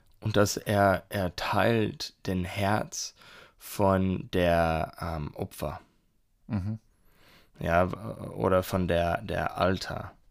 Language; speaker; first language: German; non-native, learner; English